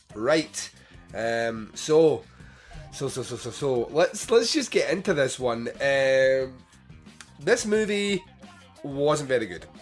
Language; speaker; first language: English; native; English